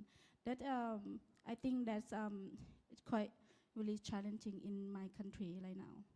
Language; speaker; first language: English; non-native, learner; Lao